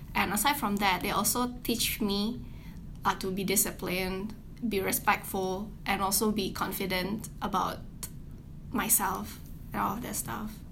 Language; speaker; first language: English; non-native, fluent; Indonesian